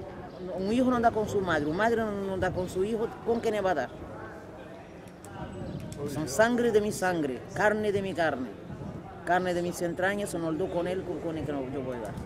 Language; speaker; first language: Spanish; non-native, fluent; Kabuverdianu